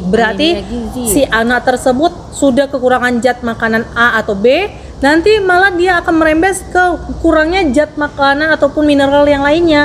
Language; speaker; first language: Indonesian; native; Indonesian